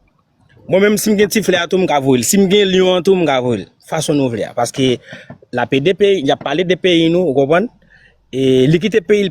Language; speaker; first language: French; non-native, learner; Haitian Creole